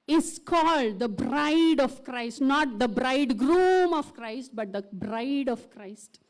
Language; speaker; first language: English; non-native, local second language; Kannada